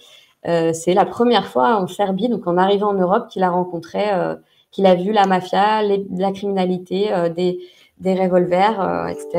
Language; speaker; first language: French; native; French